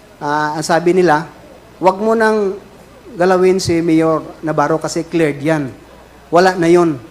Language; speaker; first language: Filipino; non-native, local second language; Cebuano